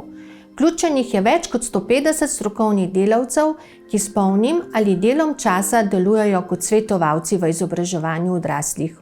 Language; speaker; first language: Slovenian; native; Slovenian